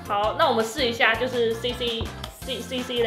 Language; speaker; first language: Chinese; native; Chinese